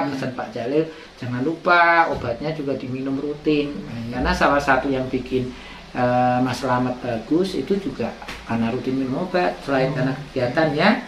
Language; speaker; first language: Indonesian; native; Indonesian